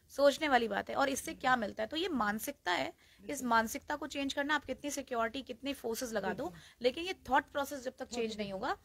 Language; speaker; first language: Hindi; native; Hindi